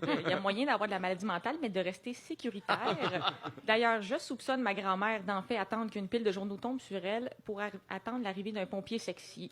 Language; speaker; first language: French; native; French